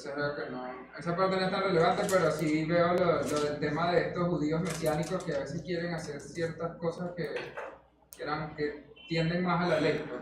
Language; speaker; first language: Spanish; native; Spanish